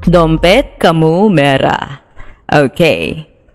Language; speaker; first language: Indonesian; non-native, learner; Filipino